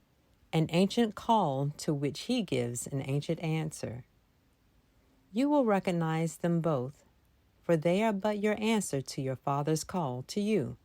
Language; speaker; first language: English; native; English